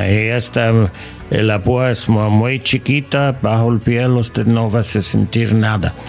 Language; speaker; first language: Spanish; non-native, learner; English